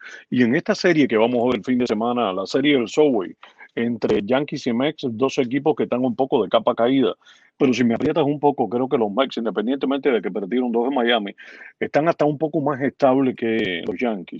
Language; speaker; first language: Spanish; native; Spanish